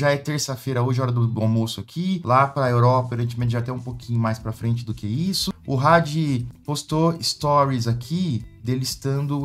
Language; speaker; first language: Portuguese; native; Portuguese